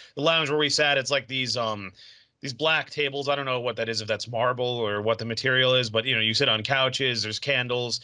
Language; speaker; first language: English; native; English